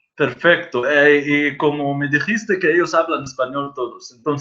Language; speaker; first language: Spanish; non-native, fluent; Arabic